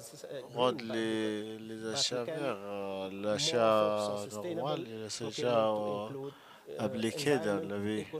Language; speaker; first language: French; non-native, learner; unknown